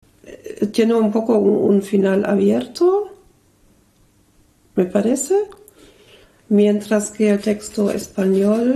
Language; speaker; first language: Spanish; early bilingual, other home language; German